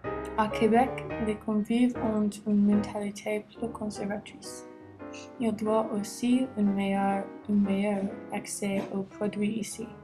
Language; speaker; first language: French; non-native, learner; English